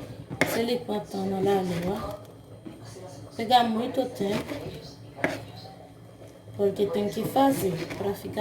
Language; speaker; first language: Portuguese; non-native, learner; Haitian Creole